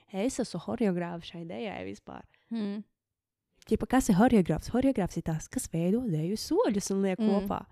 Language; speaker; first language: Latvian; early bilingual, heritage; Latvian